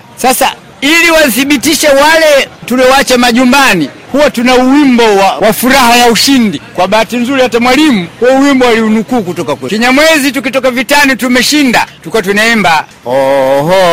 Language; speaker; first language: Swahili; non-native, local second language; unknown